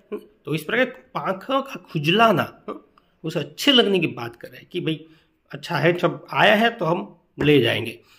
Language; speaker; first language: Hindi; non-native, local second language; Gujarati